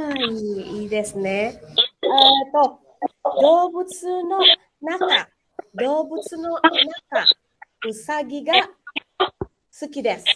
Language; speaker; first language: Japanese; non-native, fluent; Indonesian